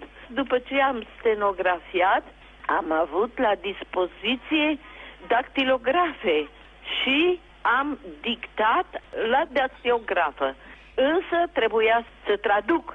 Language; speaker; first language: Romanian; non-native, local second language; German